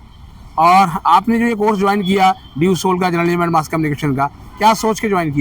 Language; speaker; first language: Hindi; native; Hindi